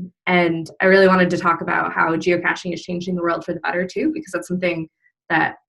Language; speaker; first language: English; native; English